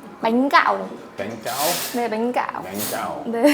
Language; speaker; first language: Korean; non-native, learner; Vietnamese